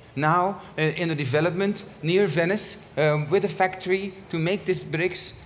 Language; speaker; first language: English; non-native, fluent; Dutch